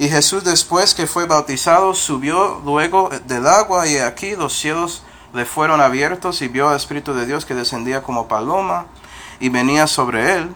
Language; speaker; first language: Spanish; non-native, fluent; English